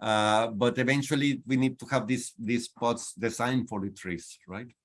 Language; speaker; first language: English; non-native, fluent; Spanish